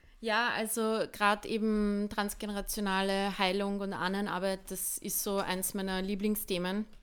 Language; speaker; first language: German; early bilingual, other home language; Bosnian